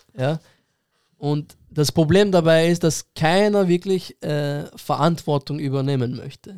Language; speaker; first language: German; early bilingual, other home language; Persian